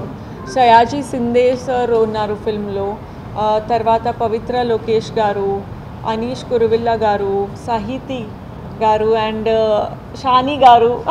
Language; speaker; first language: Telugu; non-native, fluent; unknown